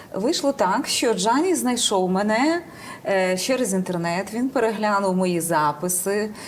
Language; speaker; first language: Ukrainian; native; Ukrainian